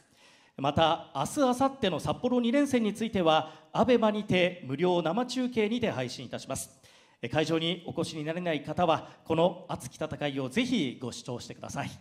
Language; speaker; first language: Japanese; native; Japanese